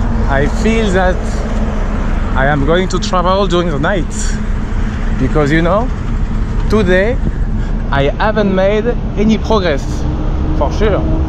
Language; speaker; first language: English; non-native, fluent; French